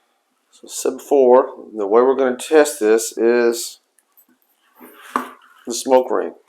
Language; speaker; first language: English; native; English